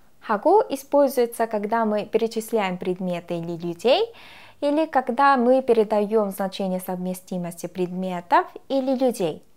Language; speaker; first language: Russian; non-native, fluent; Korean